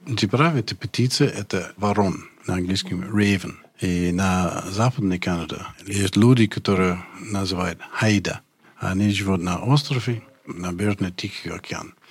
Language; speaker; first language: Russian; non-native, fluent; English